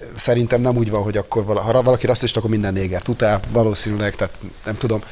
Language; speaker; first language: Hungarian; native; Hungarian